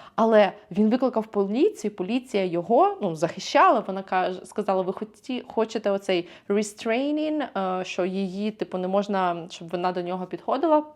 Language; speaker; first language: Ukrainian; native; Ukrainian